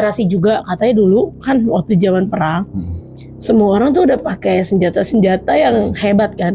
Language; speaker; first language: Indonesian; native; Indonesian